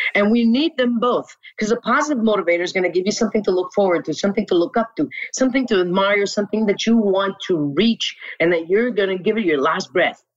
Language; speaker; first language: English; non-native, local second language; French